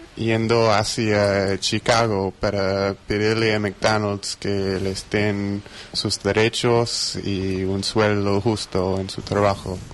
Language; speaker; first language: Spanish; non-native, fluent; English